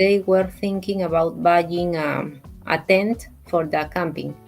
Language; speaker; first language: English; non-native, learner; Spanish